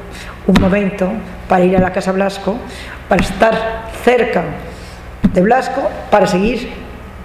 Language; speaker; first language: Spanish; native; Spanish